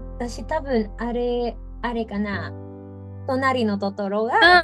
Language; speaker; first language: Japanese; non-native, fluent; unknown